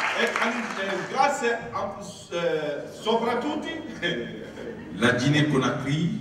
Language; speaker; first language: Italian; non-native, learner; Bambara